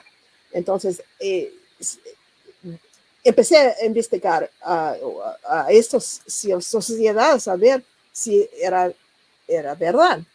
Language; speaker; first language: Spanish; non-native, learner; English